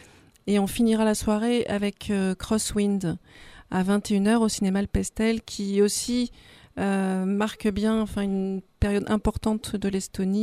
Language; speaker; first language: French; native; French